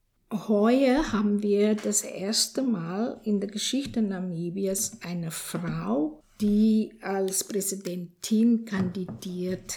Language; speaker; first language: German; non-native, fluent; Afrikaans